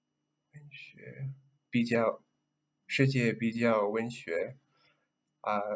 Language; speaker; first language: Chinese; non-native, learner; English